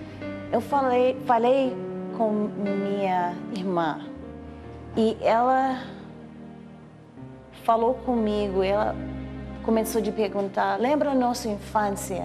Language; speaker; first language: Portuguese; non-native, learner; English